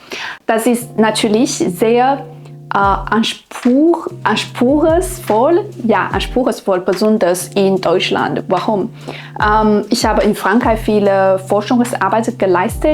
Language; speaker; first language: German; non-native, fluent; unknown